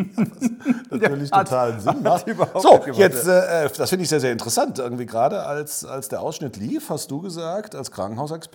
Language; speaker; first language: German; native; German